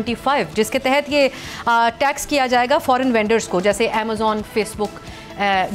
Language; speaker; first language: Urdu; native; Urdu